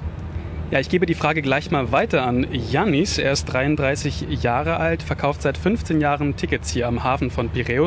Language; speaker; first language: German; native; German